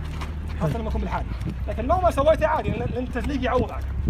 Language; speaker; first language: Arabic; native; Arabic